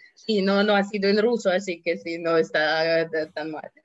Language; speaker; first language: Spanish; non-native, fluent; Russian